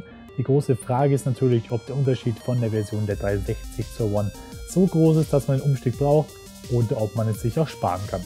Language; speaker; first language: German; native; German